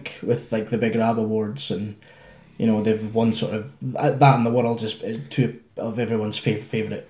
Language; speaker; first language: English; native; English